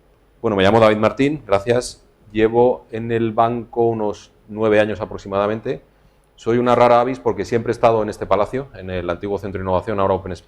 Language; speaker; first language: Spanish; native; Spanish